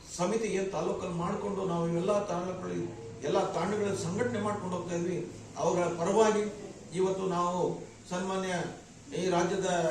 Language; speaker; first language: Kannada; non-native, local second language; Lambadi